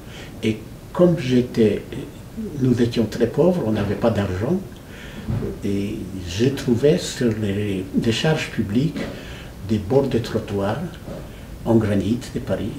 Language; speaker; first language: French; non-native, fluent; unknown